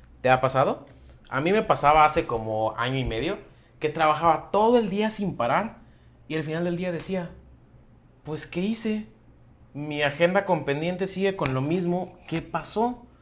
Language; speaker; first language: Spanish; native; Spanish